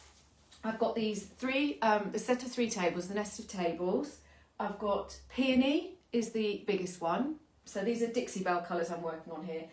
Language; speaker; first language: English; native; English